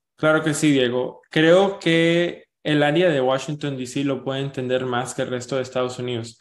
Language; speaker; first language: Spanish; early bilingual, heritage; Spanish